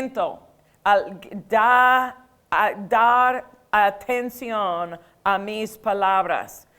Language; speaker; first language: Spanish; non-native, fluent; English